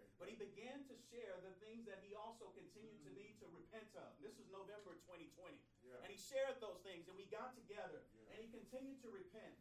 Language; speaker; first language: English; native; English